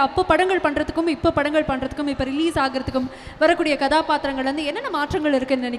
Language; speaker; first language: Tamil; native; Tamil